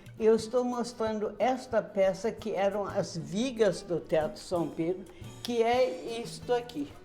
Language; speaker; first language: Portuguese; non-native, fluent; German